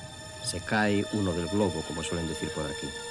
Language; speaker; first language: Spanish; native; Spanish